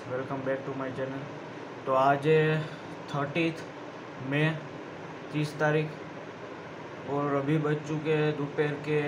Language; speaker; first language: Hindi; non-native, local second language; Gujarati